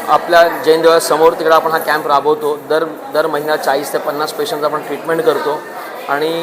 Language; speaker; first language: Marathi; non-native, local second language; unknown